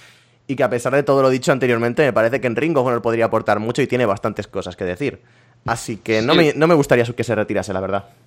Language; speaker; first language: Spanish; native; Spanish